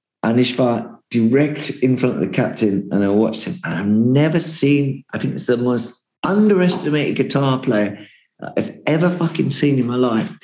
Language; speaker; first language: English; native; English